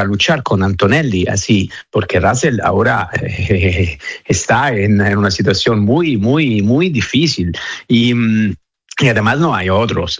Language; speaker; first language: Spanish; non-native, fluent; Italian